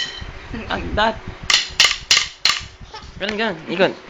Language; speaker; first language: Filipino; native; Filipino